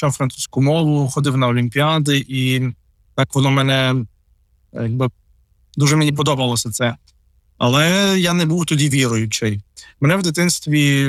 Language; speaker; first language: Ukrainian; non-native, local second language; Russian